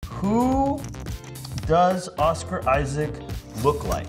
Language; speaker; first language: English; early bilingual, other home language; Spanish